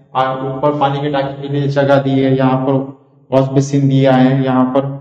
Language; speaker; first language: Hindi; non-native, local second language; Marathi